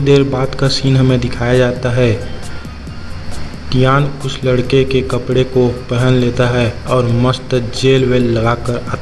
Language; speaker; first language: Hindi; native; Hindi